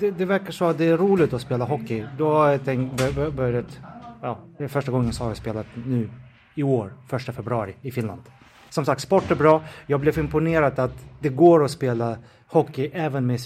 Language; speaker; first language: Swedish; non-native, fluent; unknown